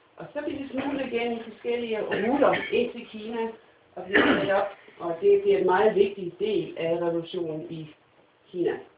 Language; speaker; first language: Danish; non-native, fluent; English